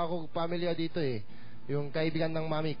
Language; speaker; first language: Filipino; non-native, learner; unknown